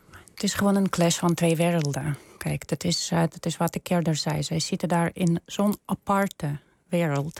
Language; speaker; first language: Dutch; non-native, fluent; Russian